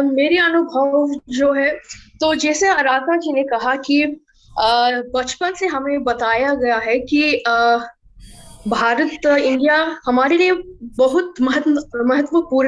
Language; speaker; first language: Hindi; non-native, fluent; English